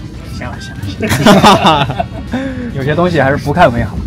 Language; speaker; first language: Chinese; native; Chinese